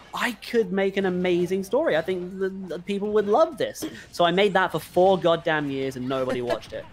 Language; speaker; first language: English; native; English